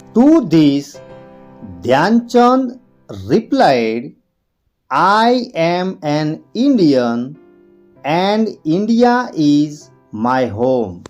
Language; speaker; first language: English; non-native, local second language; Gujarati